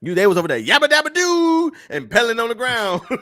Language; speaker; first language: English; native; English